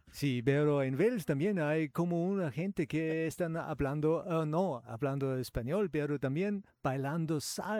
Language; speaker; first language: Spanish; non-native, learner; German